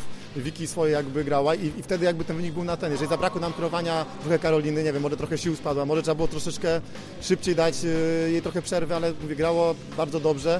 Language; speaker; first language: Polish; native; Polish